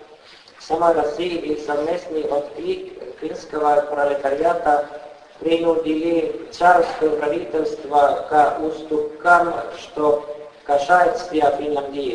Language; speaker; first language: Russian; non-native, fluent; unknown